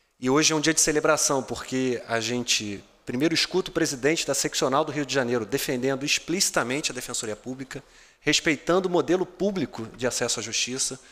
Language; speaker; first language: Portuguese; native; Portuguese